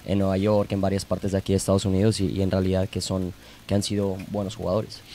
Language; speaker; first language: Spanish; native; Spanish